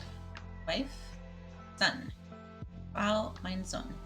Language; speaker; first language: German; non-native, learner; Spanish